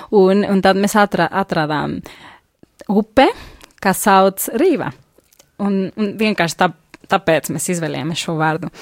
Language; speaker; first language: Latvian; non-native, fluent; Spanish